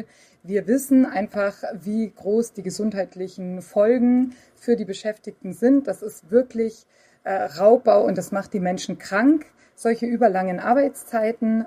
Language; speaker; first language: German; native; German